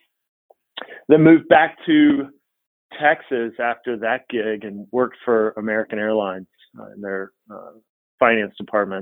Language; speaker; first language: English; native; English